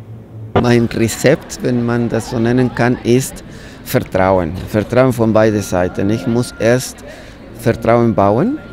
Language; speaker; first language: German; non-native, fluent; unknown